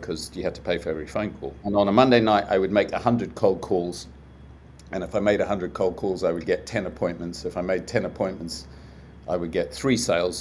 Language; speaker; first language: English; native; English